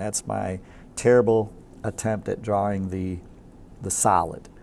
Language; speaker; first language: English; native; English